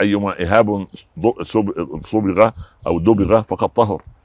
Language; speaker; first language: Arabic; native; Arabic